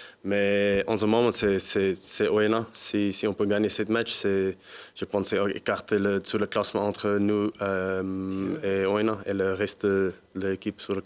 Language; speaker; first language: French; non-native, learner; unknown